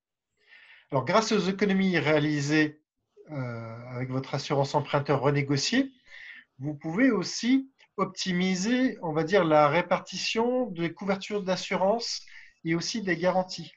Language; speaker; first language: French; native; French